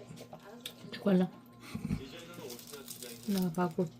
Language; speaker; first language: Filipino; non-native, learner; Korean